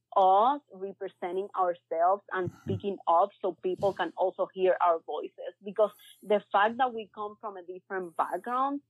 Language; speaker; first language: English; early bilingual, other home language; Spanish